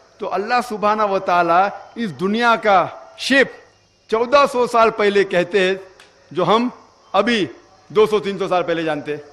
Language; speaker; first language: Urdu; non-native, local second language; Konkani